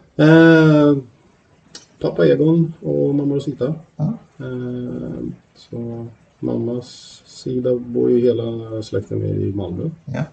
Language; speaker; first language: Swedish; native; Swedish